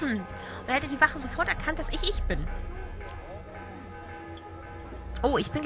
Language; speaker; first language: German; native; German